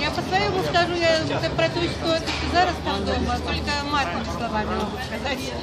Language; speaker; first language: Russian; non-native, local second language; Belarusian